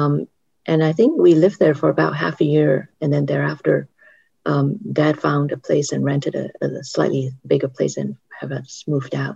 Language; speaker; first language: English; native; English